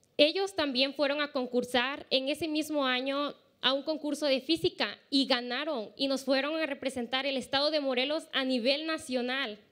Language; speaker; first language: Spanish; early bilingual, heritage; Spanish